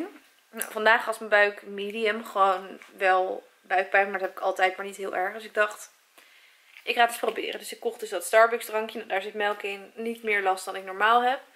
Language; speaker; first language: Dutch; native; Dutch